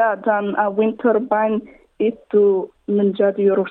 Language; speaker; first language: Indonesian; non-native, learner; English